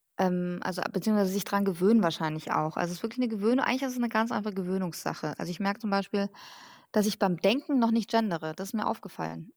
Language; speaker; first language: German; early bilingual, other home language; Persian